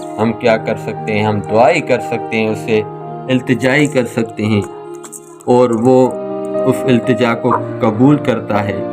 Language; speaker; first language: Urdu; non-native, local second language; Sindhi